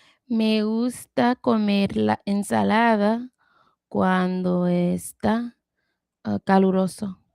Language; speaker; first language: Spanish; non-native, learner; English